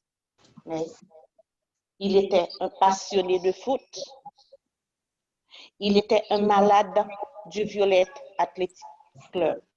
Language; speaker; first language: French; non-native, local second language; Haitian Creole